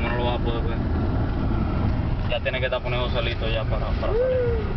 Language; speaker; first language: Spanish; native; Spanish